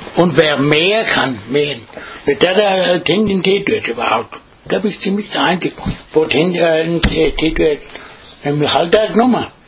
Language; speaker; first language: German; native; German